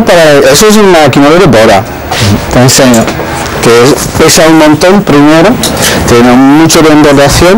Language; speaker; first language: Spanish; non-native, fluent; Dutch